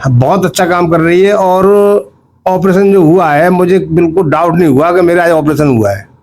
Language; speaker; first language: Hindi; native; Hindi